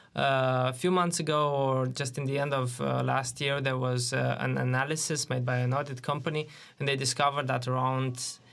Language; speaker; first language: English; non-native, fluent; Romanian